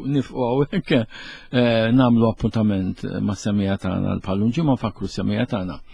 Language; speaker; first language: Maltese; native; Maltese